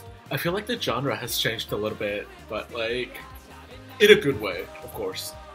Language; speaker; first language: English; early bilingual, other home language; Spanish